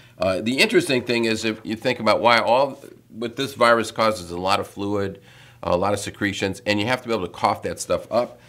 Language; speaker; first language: English; native; English